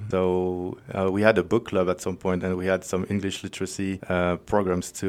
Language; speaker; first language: English; non-native, fluent; French